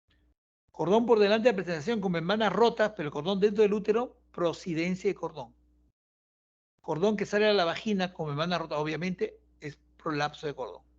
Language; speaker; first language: Spanish; native; Spanish